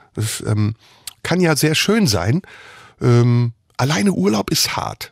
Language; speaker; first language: German; early bilingual, other home language; Turkish